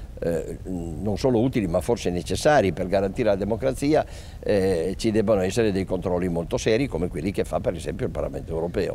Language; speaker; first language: Italian; native; Italian